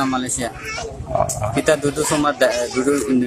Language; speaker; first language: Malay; non-native, learner; Rohingya